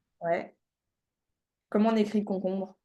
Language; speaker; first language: French; native; French